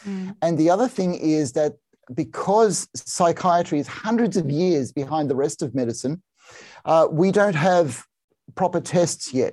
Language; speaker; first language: English; native; English